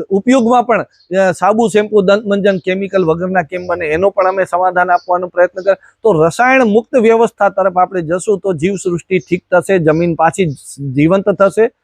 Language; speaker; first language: Gujarati; native; Gujarati